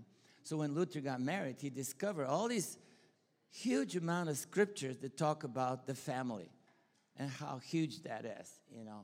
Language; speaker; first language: English; non-native, fluent; Bulgarian